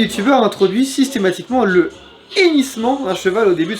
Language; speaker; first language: French; native; French